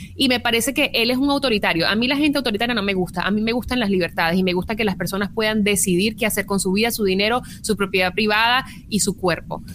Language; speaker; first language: Spanish; native; Spanish